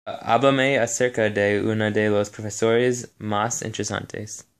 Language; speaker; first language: Spanish; non-native, learner; English